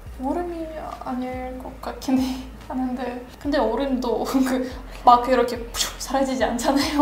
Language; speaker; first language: Korean; non-native, fluent; Russian